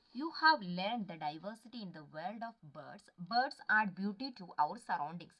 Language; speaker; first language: English; non-native, local second language; Malayalam